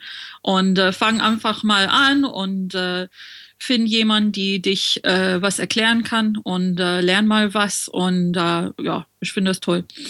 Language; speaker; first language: German; non-native, learner; French